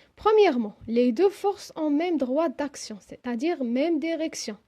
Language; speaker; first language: French; non-native, local second language; Arabic